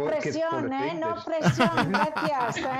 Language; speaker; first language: Spanish; non-native, fluent; English